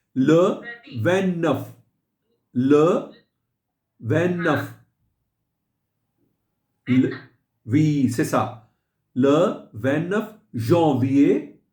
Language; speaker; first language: French; non-native, fluent; Hindi